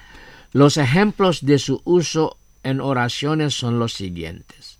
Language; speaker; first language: Spanish; non-native, fluent; Indonesian